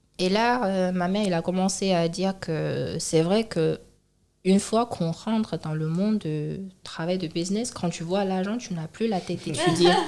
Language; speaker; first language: French; non-native, fluent; Chinese